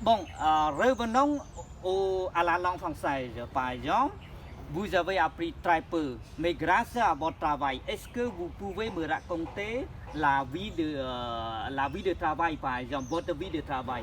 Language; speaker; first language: French; non-native, fluent; Khmer